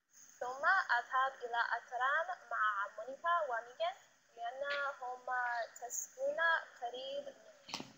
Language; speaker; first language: Arabic; non-native, learner; English